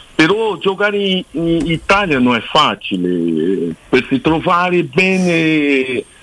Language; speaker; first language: Italian; non-native, learner; Portuguese